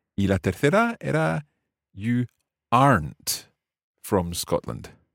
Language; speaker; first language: English; native; English